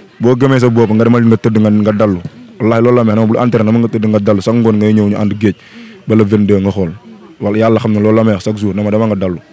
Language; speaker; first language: Wolof; native; Wolof